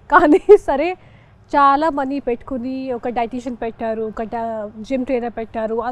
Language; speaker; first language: Telugu; non-native, local second language; Hindi